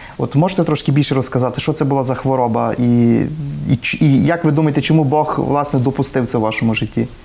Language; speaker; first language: Ukrainian; native; Ukrainian